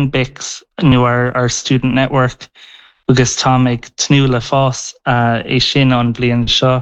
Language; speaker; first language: Irish; non-native, local second language; English